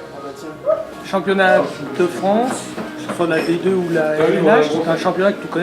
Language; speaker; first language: French; native; French